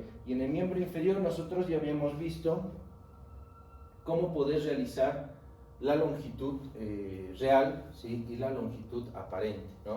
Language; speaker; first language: Spanish; native; Spanish